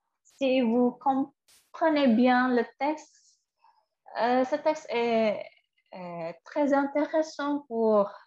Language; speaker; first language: French; non-native, fluent; Indonesian